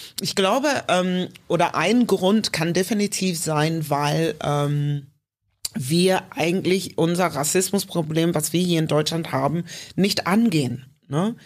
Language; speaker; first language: German; early bilingual, other home language; English